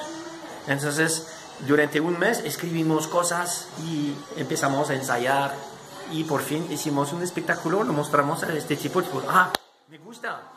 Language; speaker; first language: Spanish; non-native, fluent; French